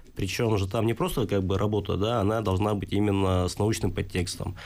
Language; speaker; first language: Russian; native; Russian